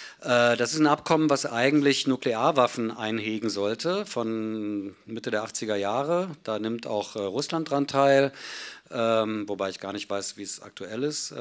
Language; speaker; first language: German; native; German